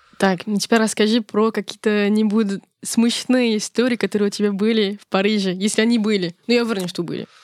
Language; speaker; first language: Russian; non-native, fluent; French